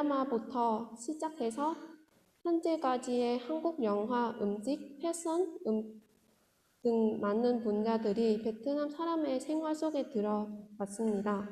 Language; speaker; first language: Korean; non-native, fluent; Vietnamese